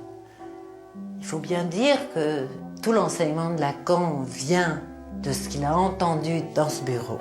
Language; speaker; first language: French; native; French